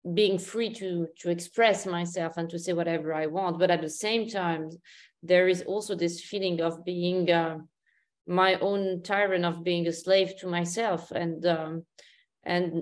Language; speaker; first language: English; non-native, fluent; Arabic